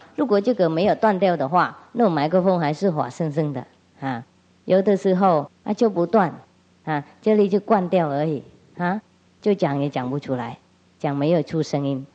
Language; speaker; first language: Chinese; non-native, fluent; Vietnamese